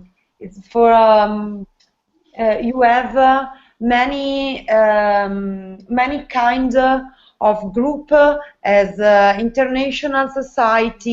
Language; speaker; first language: English; non-native, learner; Italian